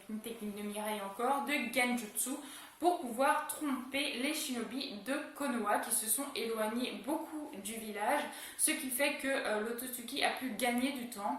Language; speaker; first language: French; native; French